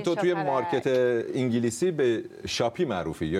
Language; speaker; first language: Persian; native; Persian